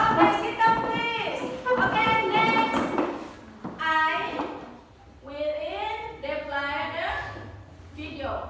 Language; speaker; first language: English; non-native, learner; Indonesian